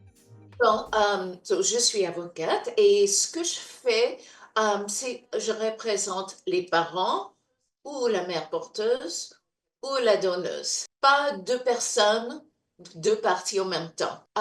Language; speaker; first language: French; non-native, fluent; English